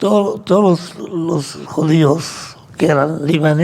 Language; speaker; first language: Spanish; non-native, fluent; Arabic